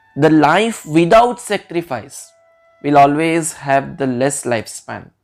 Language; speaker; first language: English; non-native, local second language; Kannada